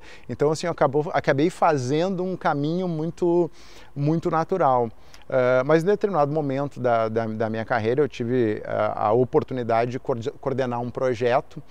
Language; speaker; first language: Portuguese; native; Portuguese